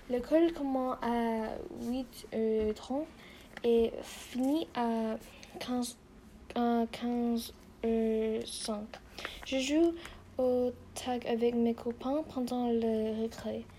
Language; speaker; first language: French; non-native, learner; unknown